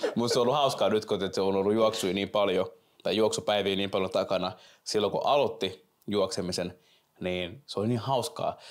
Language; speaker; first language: Finnish; native; Finnish